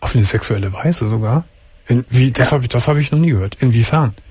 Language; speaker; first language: German; native; German